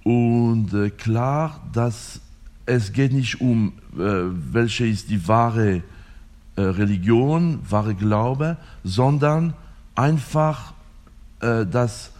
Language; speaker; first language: German; non-native, fluent; French